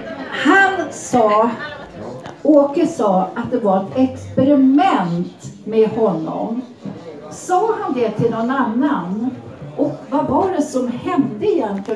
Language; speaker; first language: Swedish; non-native, fluent; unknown